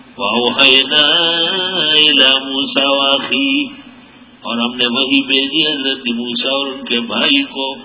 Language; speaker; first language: Urdu; non-native, local second language; Pashto